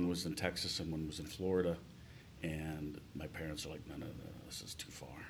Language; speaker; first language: English; native; English